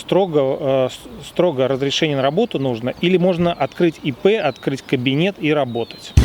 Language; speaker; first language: Russian; native; Russian